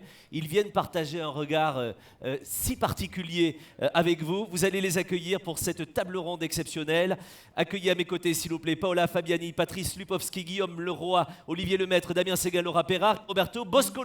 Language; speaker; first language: French; native; French